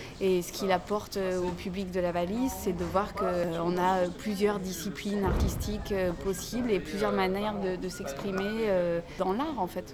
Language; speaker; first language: French; native; French